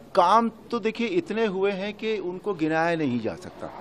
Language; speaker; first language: Hindi; native; Hindi